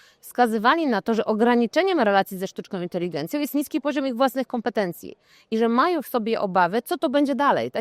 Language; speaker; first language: Polish; native; Polish